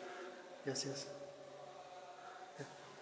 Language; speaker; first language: English; non-native, learner; Russian